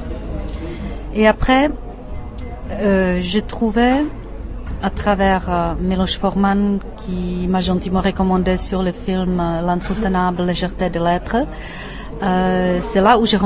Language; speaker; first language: French; non-native, fluent; Czech